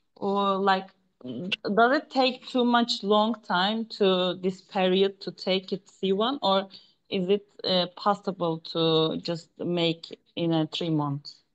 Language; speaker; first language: English; non-native, fluent; Turkish